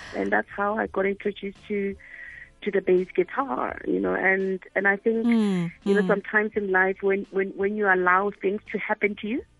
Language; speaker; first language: English; non-native, local second language; Tswana